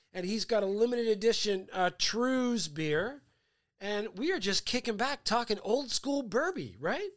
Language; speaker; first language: English; native; English